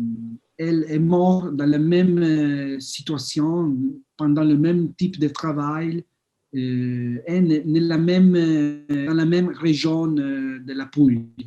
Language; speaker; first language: French; non-native, fluent; Italian